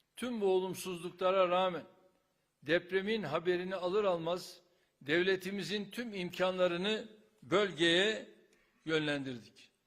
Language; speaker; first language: Turkish; native; Turkish